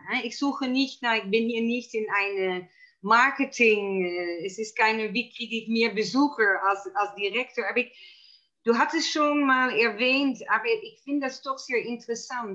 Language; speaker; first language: German; non-native, fluent; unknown